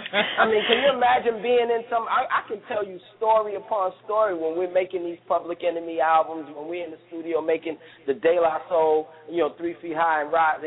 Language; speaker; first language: English; native; English